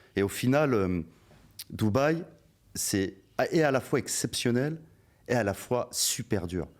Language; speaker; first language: French; native; French